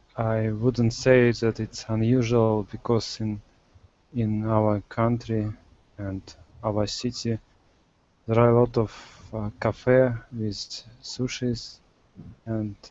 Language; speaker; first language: English; non-native, learner; Russian